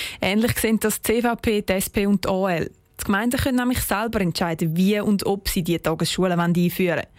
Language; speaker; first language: German; native; German